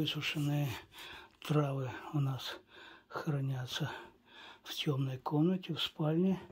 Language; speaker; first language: Russian; native; Russian